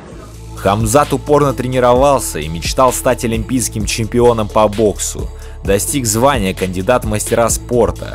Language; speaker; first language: Russian; native; Russian